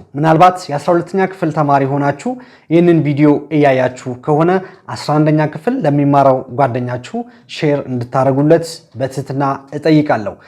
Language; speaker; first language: Amharic; native; Amharic